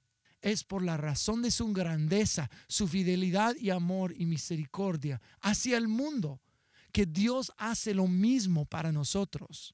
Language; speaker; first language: Spanish; non-native, fluent; English